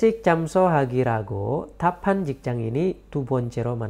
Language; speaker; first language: Korean; non-native, learner; Indonesian